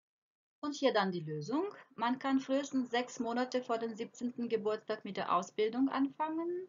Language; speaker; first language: German; non-native, fluent; Croatian